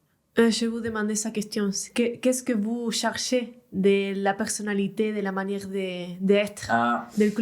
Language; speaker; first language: French; non-native, learner; Spanish